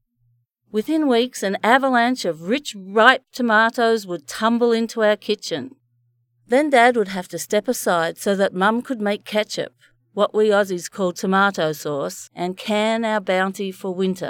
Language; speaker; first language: English; native; English